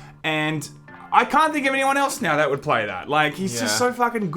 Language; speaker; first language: English; native; English